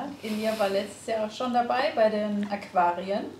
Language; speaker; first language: German; native; German